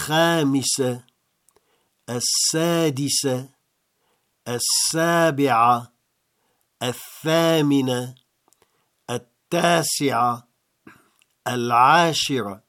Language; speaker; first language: Arabic; non-native, fluent; French